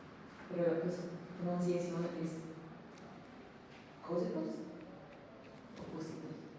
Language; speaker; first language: Spanish; non-native, learner; English